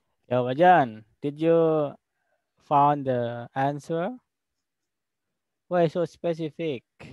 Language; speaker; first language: English; non-native, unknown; Indonesian